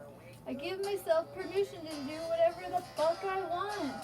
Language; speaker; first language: English; native; English